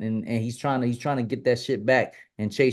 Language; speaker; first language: English; native; English